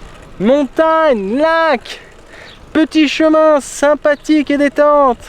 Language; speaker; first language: French; native; French